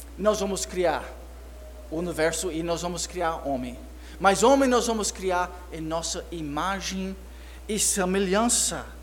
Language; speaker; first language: Portuguese; non-native, fluent; English